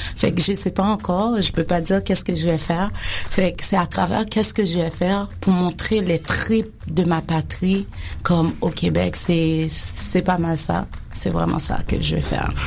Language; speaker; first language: French; non-native, local second language; Haitian Creole